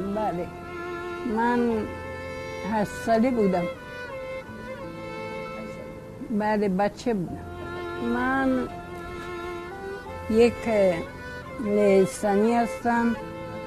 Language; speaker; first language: Persian; early bilingual, other home language; Polish